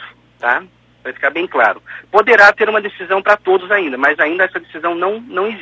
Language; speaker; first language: Portuguese; native; Portuguese